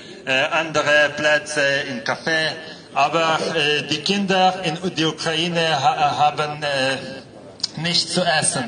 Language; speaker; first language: German; non-native, fluent; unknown